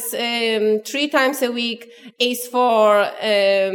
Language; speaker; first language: English; non-native, learner; Polish